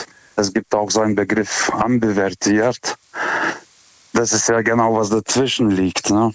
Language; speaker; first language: German; non-native, fluent; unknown